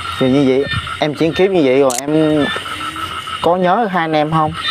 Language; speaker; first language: Vietnamese; native; Vietnamese